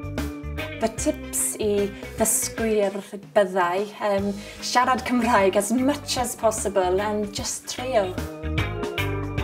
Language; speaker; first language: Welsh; non-native, learner; English